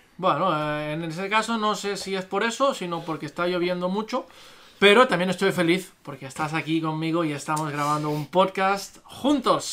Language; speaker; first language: Spanish; native; Spanish